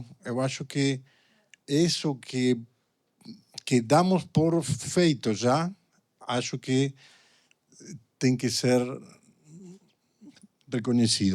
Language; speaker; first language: Portuguese; non-native, fluent; Spanish